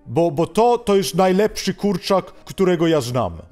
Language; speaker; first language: Polish; non-native, fluent; Swedish